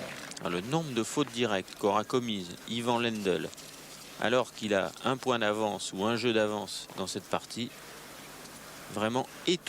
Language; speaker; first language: French; native; French